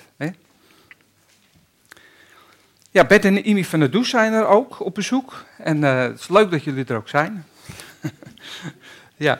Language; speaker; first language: Dutch; native; Dutch